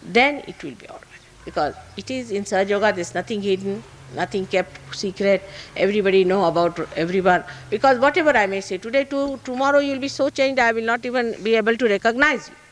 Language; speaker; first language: English; non-native, local second language; Marathi